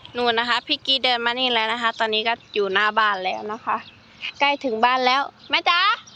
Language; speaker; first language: Thai; native; Thai